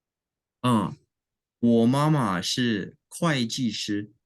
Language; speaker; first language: Chinese; non-native, learner; English